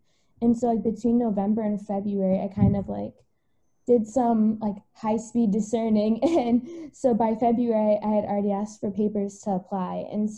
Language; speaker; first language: English; native; English